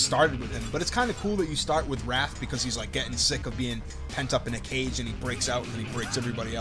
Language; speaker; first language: English; native; English